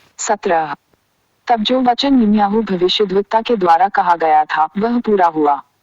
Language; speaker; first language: Hindi; native; Hindi